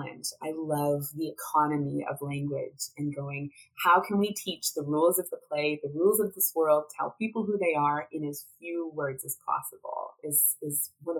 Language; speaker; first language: English; native; English